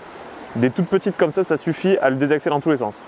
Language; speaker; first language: French; native; French